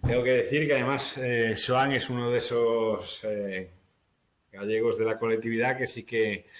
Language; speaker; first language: Spanish; native; Spanish